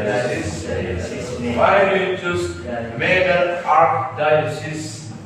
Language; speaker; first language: English; non-native, fluent; Indonesian